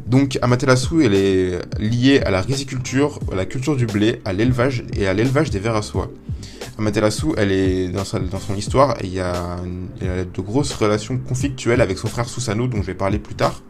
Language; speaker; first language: French; native; French